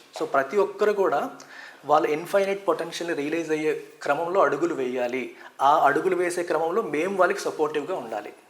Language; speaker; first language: Telugu; native; Telugu